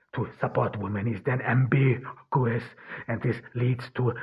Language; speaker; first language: English; non-native, fluent; Turkish